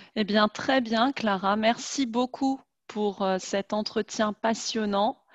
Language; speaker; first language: French; native; French